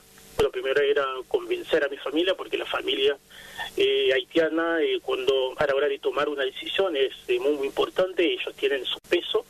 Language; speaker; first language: Spanish; non-native, fluent; Haitian Creole